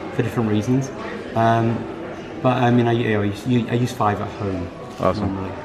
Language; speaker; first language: English; native; English